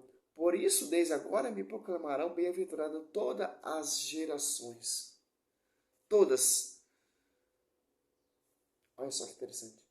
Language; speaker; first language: Portuguese; native; Portuguese